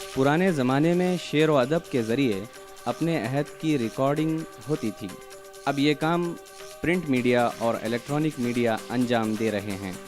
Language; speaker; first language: Urdu; native; Urdu